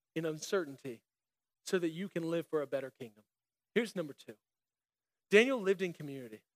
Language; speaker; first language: English; native; English